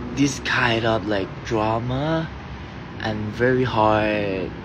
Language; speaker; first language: English; non-native, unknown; Thai